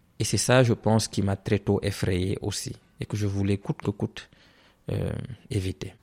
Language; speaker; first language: French; non-native, local second language; Serer